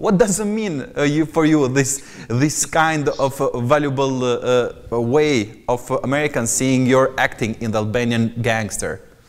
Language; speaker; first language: English; non-native, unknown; Albanian